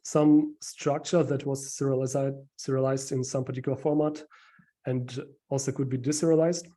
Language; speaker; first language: English; non-native, fluent; Ukrainian